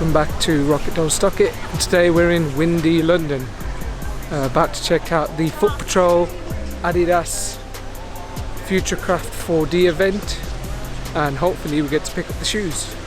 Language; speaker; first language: English; native; English